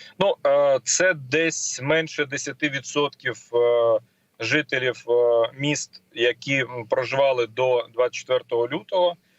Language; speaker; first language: Ukrainian; non-native, local second language; Russian